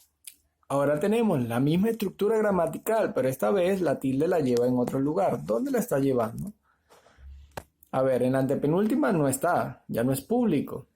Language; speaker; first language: Spanish; native; Spanish